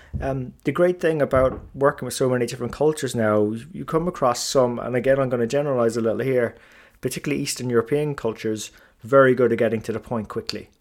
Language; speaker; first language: English; native; English